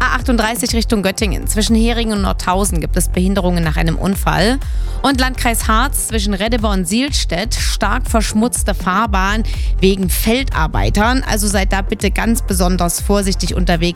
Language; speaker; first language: German; native; German